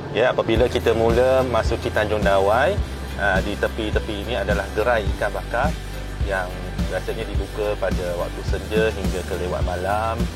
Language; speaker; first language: Malay; non-native, local second language; Min Nan Chinese